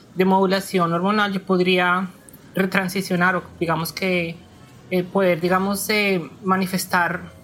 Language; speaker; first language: Spanish; native; Spanish